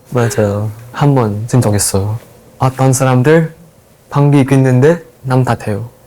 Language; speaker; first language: Korean; non-native, learner; Thai